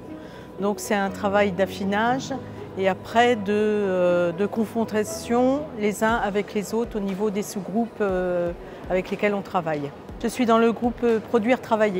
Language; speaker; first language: French; native; French